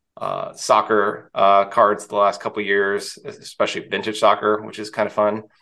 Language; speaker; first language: English; native; English